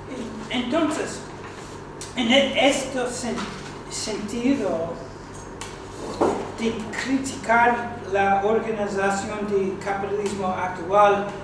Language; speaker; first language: Spanish; non-native, fluent; English